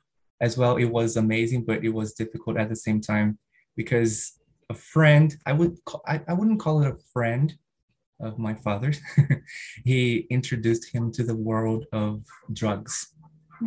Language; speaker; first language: English; non-native, fluent; Portuguese